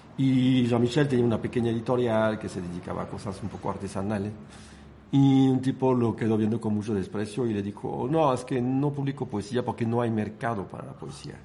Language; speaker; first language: Spanish; non-native, fluent; French